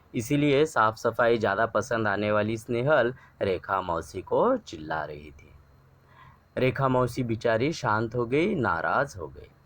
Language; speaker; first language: Hindi; non-native, local second language; Marathi